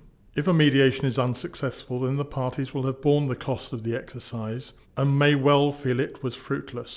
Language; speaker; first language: English; native; English